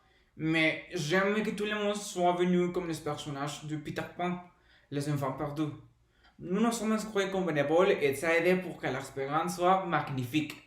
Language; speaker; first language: French; non-native, learner; Spanish